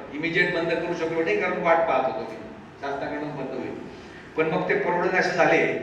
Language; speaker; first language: Marathi; native; Marathi